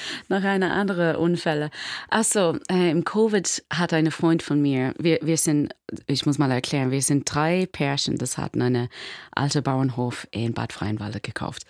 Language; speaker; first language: German; non-native, fluent; English